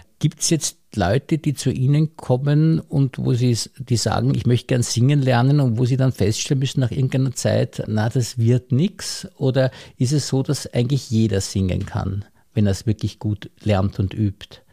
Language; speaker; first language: German; native; German